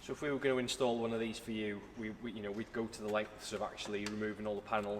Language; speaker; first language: English; native; English